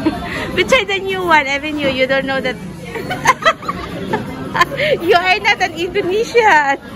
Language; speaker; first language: English; non-native, local second language; Filipino